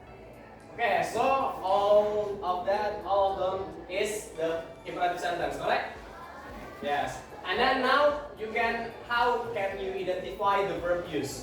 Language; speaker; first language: English; non-native, learner; Indonesian